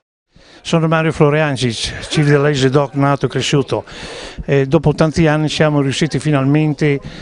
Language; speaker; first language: Italian; native; Italian